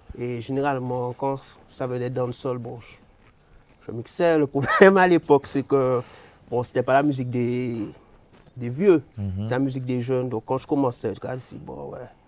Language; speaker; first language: French; native; French